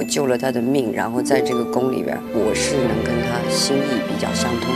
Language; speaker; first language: Chinese; native; Chinese